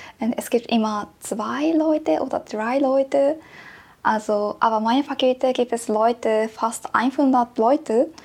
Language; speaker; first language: German; non-native, learner; Japanese